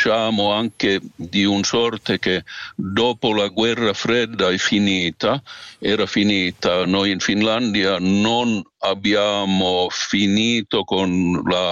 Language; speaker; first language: Italian; non-native, fluent; Finnish